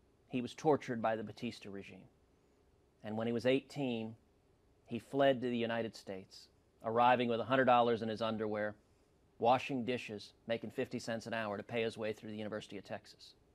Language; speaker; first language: English; native; English